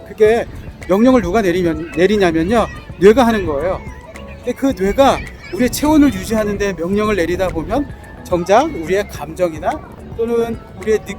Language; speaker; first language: Korean; native; Korean